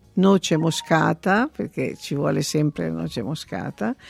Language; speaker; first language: Italian; native; Italian